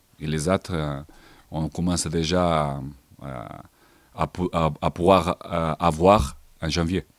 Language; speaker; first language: French; non-native, fluent; Portuguese